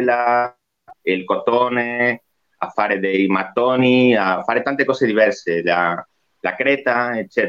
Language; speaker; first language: Italian; non-native, fluent; Spanish